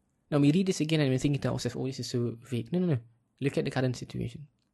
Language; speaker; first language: English; non-native, local second language; Malay